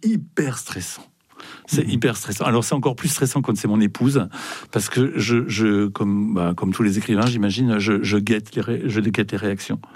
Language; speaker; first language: French; native; French